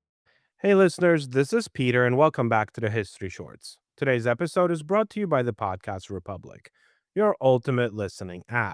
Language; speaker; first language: English; native; English